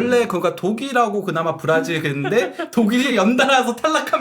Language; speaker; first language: Korean; native; Korean